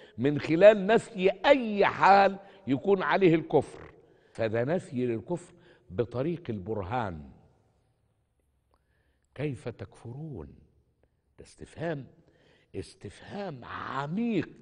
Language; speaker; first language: Arabic; native; Arabic